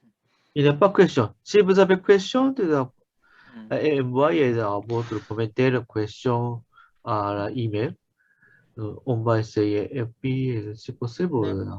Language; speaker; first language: French; non-native, learner; Japanese